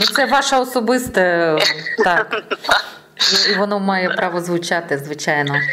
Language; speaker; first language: Ukrainian; native; Ukrainian